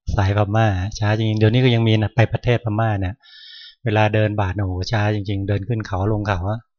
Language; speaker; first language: Thai; native; Thai